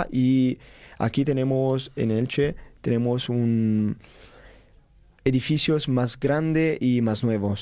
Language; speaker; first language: Spanish; non-native, learner; Italian